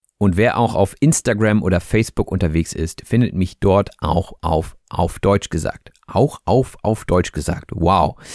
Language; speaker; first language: German; native; German